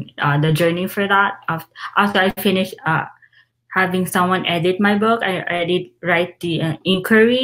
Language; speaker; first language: English; non-native, local second language; Filipino